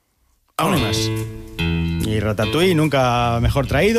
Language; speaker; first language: Spanish; native; Spanish